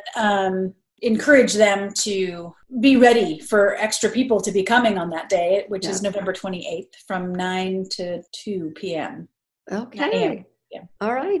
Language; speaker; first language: English; native; English